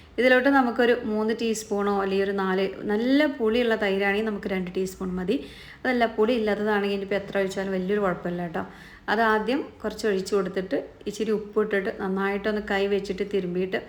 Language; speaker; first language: Malayalam; native; Malayalam